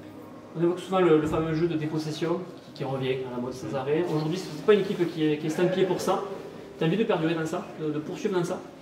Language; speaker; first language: French; native; French